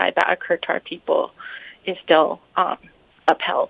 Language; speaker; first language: English; native; English